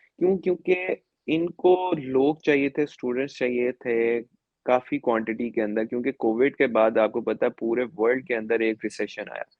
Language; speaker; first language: Urdu; native; Urdu